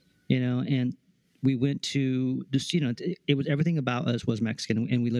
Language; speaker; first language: English; early bilingual, other home language; Spanish